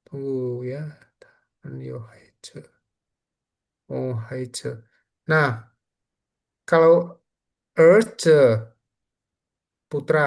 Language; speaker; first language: Chinese; non-native, learner; Indonesian